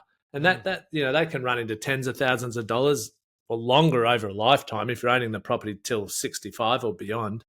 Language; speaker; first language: English; native; English